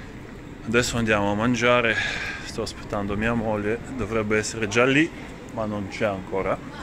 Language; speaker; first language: Italian; non-native, fluent; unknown